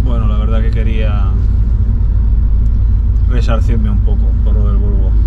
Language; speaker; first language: Spanish; native; Spanish